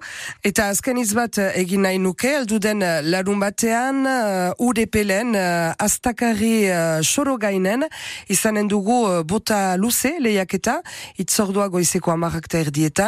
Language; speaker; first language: Basque; native; Basque